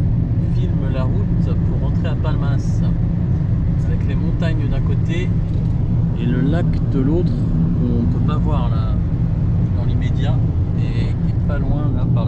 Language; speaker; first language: French; native; French